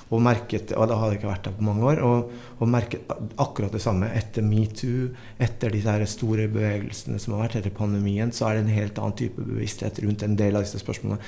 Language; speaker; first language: Norwegian; early bilingual, other home language; Spanish